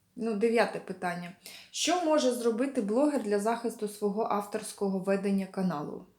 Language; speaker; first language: Ukrainian; non-native, local second language; Russian